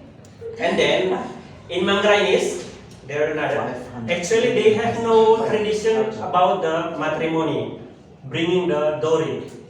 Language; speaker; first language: English; non-native, learner; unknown